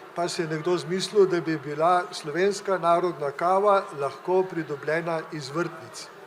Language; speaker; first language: Slovenian; native; Slovenian